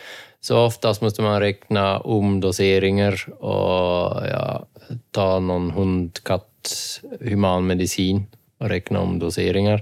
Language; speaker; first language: Swedish; non-native, fluent; Dutch